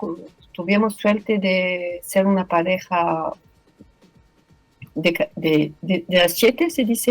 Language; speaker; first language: Spanish; non-native, fluent; French